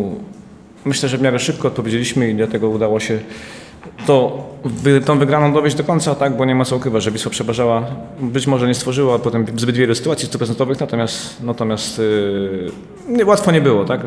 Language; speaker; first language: Polish; native; Polish